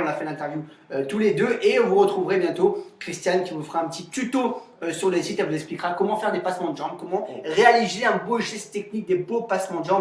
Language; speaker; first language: French; native; French